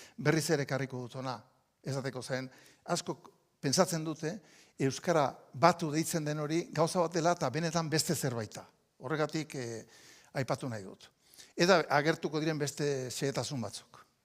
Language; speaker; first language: Basque; native; Basque